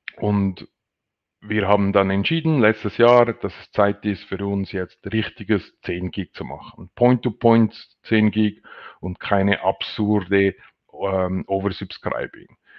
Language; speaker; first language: German; non-native, local second language; French